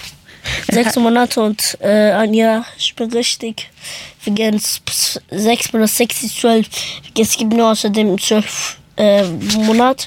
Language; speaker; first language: German; early bilingual, other home language; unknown